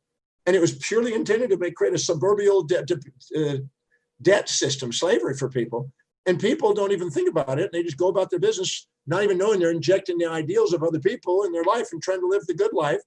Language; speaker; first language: English; native; English